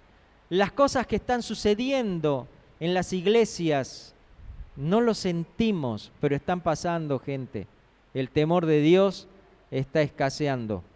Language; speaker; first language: Spanish; native; Spanish